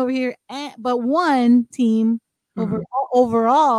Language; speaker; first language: English; early bilingual, other home language; Spanish